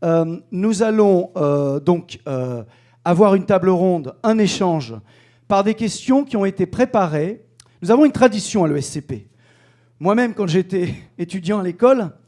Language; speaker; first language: French; native; French